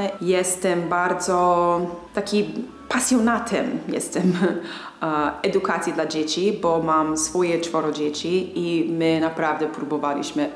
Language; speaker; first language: Polish; early bilingual, heritage; English